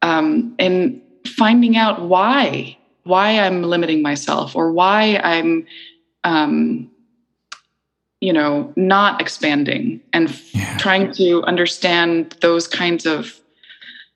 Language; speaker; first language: English; early bilingual, other home language; Icelandic